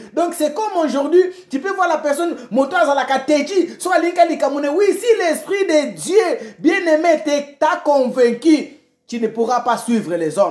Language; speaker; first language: French; non-native, local second language; Lingala